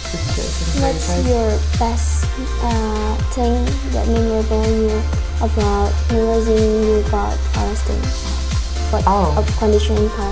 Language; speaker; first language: English; non-native, learner; Indonesian